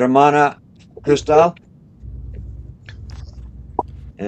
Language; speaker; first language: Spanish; non-native, learner; English